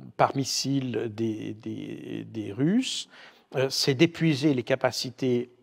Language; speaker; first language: French; native; French